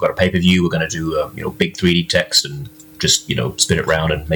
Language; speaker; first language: English; native; English